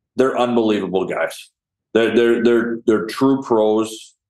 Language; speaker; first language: English; native; English